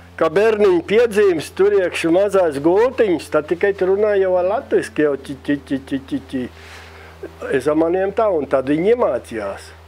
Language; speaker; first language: Latvian; early bilingual, heritage; Latvian